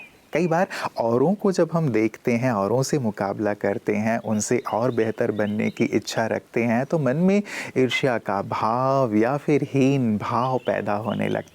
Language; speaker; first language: Hindi; native; Hindi